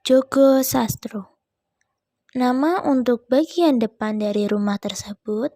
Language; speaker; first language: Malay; non-native, local second language; Javanese